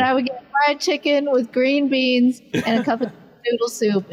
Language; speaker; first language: English; native; English